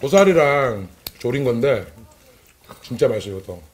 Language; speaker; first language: Korean; native; Korean